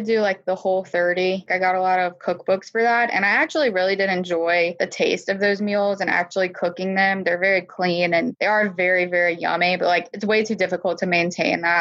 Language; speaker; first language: English; native; English